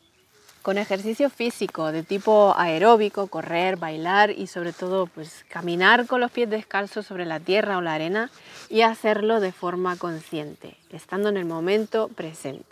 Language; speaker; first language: Spanish; native; Spanish